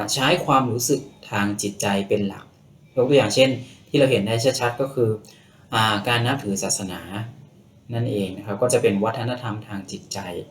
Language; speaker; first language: Thai; native; Thai